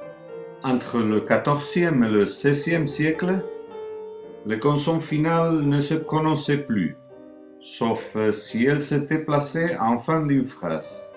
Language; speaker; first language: French; non-native, learner; Spanish